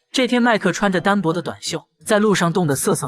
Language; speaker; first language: Chinese; native; Chinese